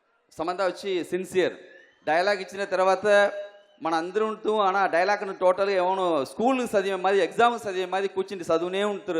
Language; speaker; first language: Telugu; non-native, learner; Tamil